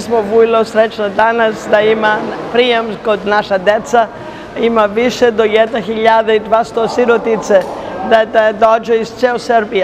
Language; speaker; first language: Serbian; non-native, learner; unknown